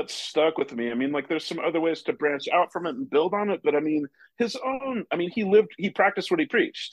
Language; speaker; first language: English; native; English